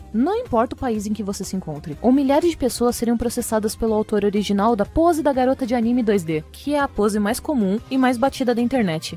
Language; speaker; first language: Portuguese; native; Portuguese